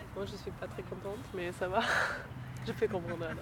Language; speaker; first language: French; non-native, learner; German